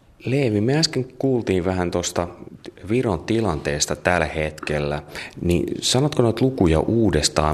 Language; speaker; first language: Finnish; native; Finnish